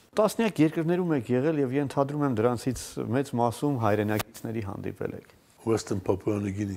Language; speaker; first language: Armenian; native; Armenian